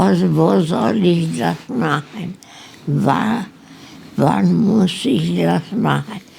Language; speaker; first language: German; non-native, learner; Polish